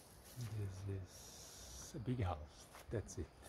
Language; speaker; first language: English; non-native, fluent; Portuguese